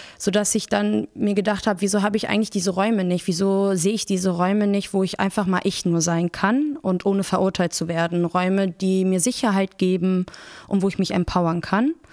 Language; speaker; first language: German; early bilingual, other home language; Persian